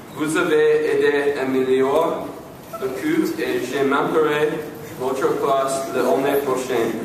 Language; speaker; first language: French; non-native, learner; English